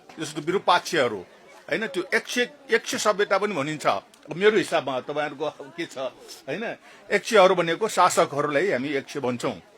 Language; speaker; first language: Nepali; non-native, local second language; Newari